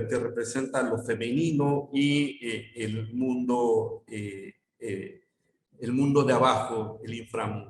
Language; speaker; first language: Spanish; non-native, local second language; Yucateco